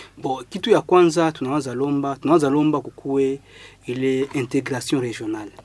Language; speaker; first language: Swahili; non-native, local second language; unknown